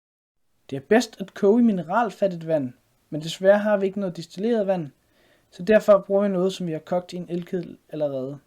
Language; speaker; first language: Danish; native; Danish